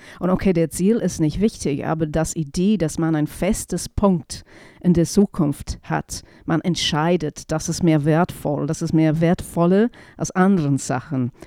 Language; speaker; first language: German; non-native, fluent; English